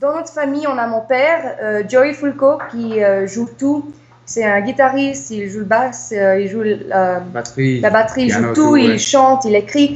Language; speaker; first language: French; early bilingual, heritage; English